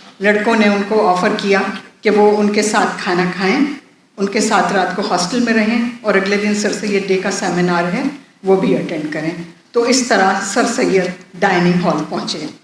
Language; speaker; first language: Urdu; native; Urdu